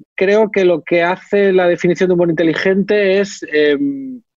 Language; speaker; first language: Spanish; native; Spanish